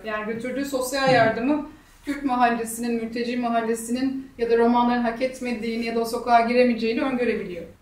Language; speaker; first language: Turkish; native; Turkish